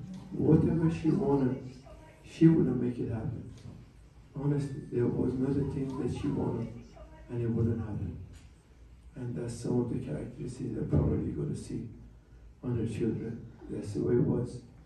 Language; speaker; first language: English; non-native, fluent; Persian